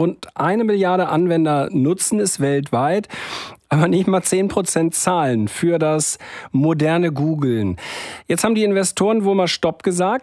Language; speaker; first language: German; native; German